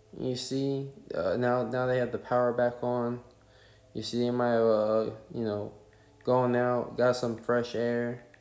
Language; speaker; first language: English; native; English